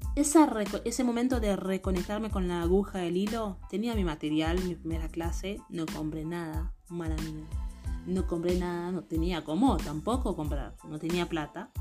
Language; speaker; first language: Spanish; non-native, fluent; Haitian Creole